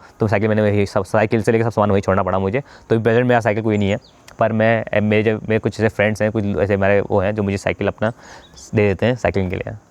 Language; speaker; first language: Hindi; native; Hindi